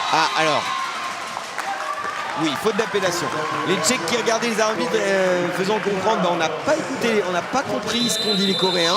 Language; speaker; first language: French; native; French